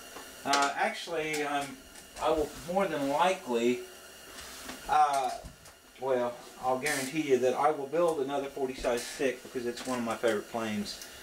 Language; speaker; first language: English; native; English